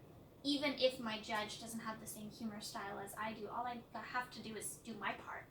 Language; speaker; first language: English; native; English